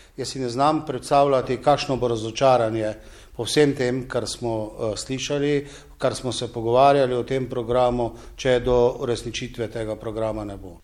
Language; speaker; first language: Slovenian; native; Slovenian